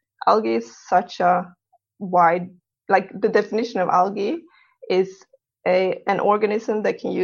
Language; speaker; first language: English; non-native, fluent; Swedish